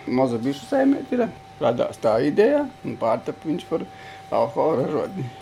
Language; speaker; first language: Latvian; native; Latvian